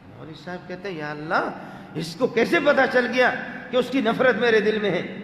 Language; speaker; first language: Urdu; non-native, local second language; Baluchi